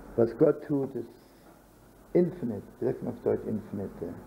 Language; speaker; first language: German; non-native, learner; English